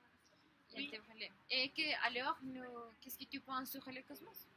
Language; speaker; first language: French; non-native, learner; Spanish